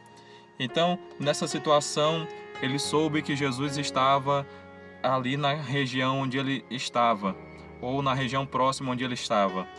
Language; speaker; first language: Portuguese; native; Portuguese